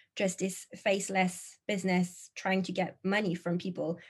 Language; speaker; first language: English; non-native, fluent; French